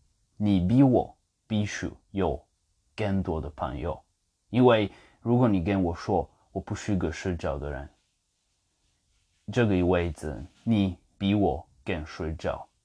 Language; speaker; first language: Chinese; non-native, fluent; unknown